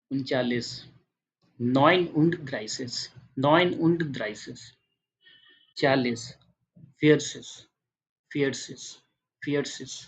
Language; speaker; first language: German; non-native, fluent; Hindi